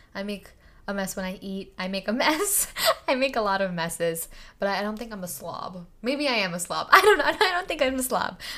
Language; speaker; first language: English; native; English